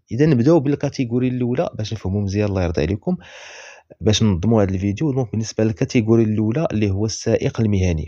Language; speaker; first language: Arabic; native; Arabic